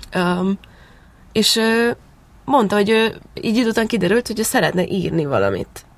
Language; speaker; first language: Hungarian; early bilingual, heritage; Hungarian